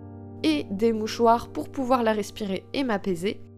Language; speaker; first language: French; native; French